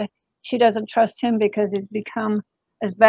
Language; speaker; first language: English; native; English